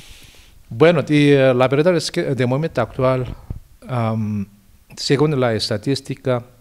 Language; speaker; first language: Spanish; non-native, fluent; Korean